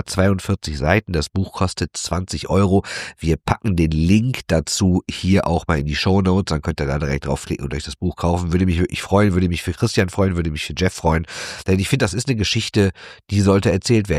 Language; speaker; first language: German; native; German